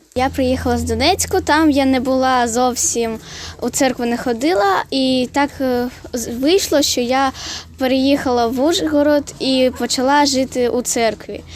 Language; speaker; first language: Ukrainian; non-native, local second language; Russian